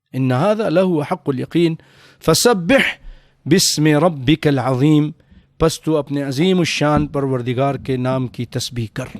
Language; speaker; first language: Urdu; native; Urdu